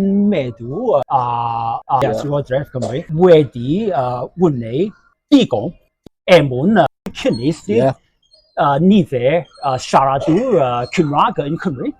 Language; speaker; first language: Welsh; non-native, learner; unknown